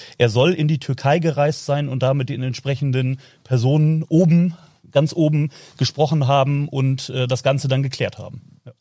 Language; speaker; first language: German; native; German